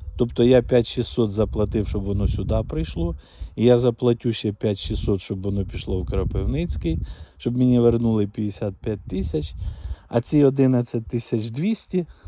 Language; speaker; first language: Ukrainian; native; Ukrainian